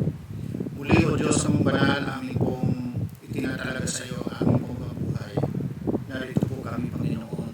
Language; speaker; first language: Filipino; native; Filipino